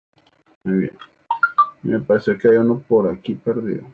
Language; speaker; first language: Spanish; native; Spanish